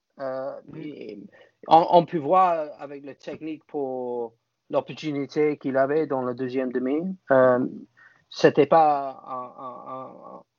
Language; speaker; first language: French; non-native, fluent; English